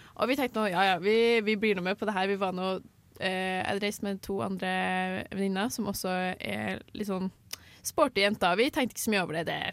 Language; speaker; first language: Norwegian; native; Norwegian